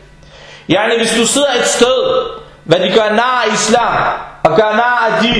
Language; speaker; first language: Danish; early bilingual, other home language; Arabic